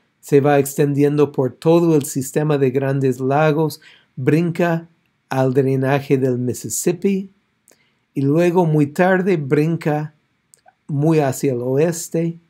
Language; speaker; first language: Spanish; non-native, fluent; English